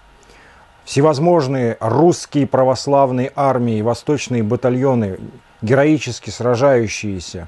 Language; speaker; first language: Russian; native; Russian